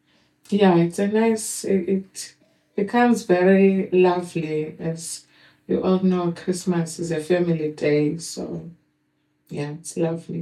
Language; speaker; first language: English; non-native, local second language; Shona